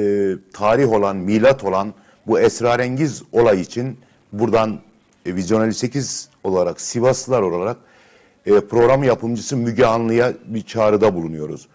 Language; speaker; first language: Turkish; native; Turkish